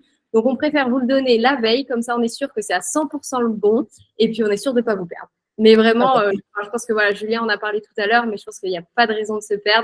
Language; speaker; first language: French; native; French